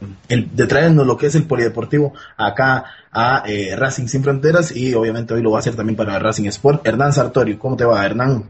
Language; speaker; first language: Spanish; native; Spanish